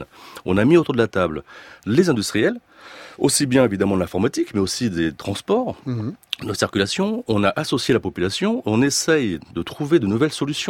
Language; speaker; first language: French; native; French